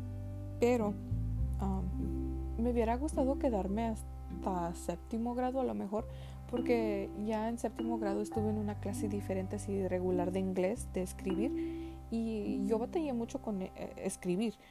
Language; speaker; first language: Spanish; early bilingual, heritage; Spanish